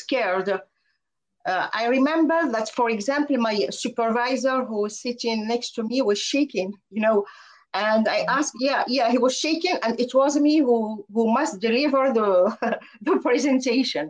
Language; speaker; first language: English; non-native, fluent; French